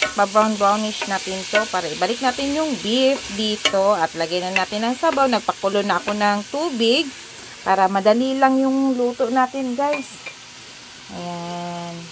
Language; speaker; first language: Filipino; non-native, local second language; Cebuano